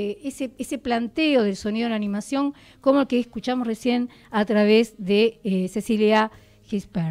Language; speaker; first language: Spanish; native; Spanish